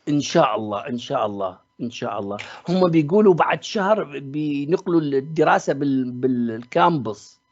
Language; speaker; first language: Arabic; native; Arabic